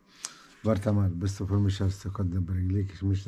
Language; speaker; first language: German; non-native, learner; Arabic